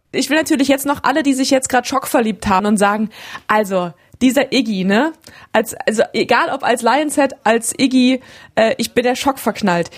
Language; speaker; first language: German; native; German